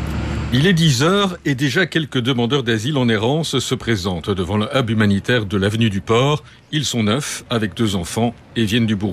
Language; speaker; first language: French; native; French